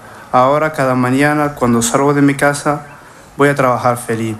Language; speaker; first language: Spanish; non-native, fluent; Arabic